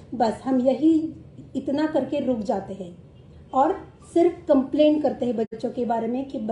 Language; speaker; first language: Hindi; non-native, local second language; Marathi